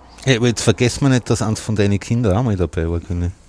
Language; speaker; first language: German; native; German